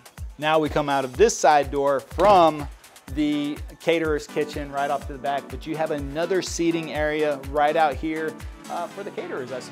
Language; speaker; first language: English; native; English